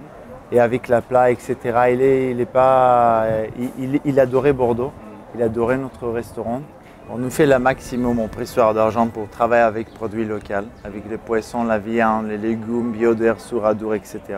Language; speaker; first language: French; non-native, learner; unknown